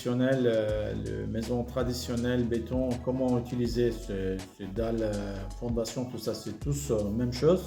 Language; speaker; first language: French; non-native, learner; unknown